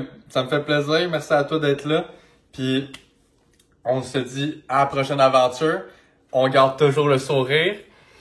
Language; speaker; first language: French; native; French